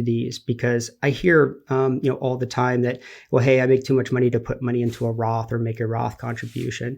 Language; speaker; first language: English; native; English